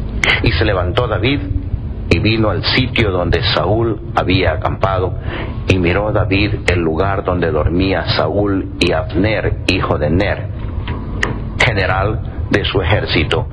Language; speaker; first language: Spanish; native; Spanish